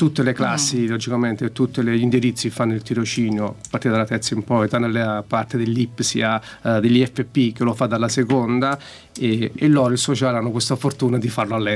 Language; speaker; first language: Italian; native; Italian